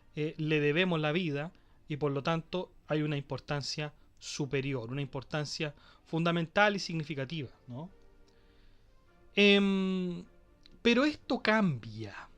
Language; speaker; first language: Spanish; native; Spanish